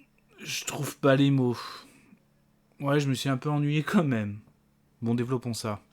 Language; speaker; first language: French; native; French